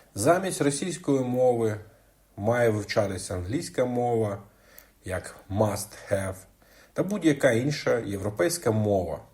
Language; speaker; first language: Ukrainian; non-native, local second language; Russian